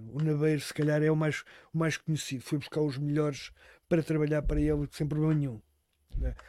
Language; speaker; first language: Portuguese; native; Portuguese